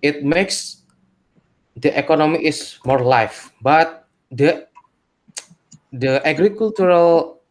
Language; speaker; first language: English; non-native, learner; Indonesian